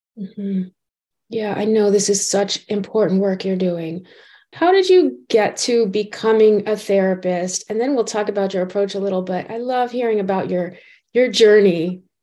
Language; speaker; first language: English; native; English